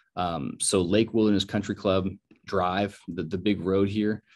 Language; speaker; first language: English; native; English